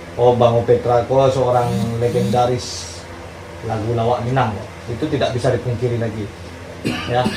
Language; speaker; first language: Indonesian; non-native, local second language; Minangkabau